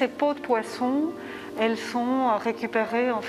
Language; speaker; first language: French; native; French